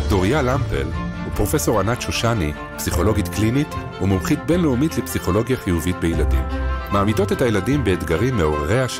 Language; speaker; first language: Hebrew; native; Hebrew